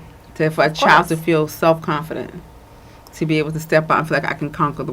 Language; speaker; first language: English; native; English